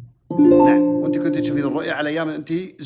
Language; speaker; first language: Arabic; native; Arabic